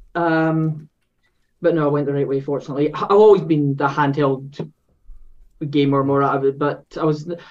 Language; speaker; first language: English; native; English